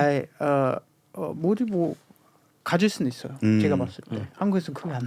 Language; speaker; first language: Korean; non-native, fluent; German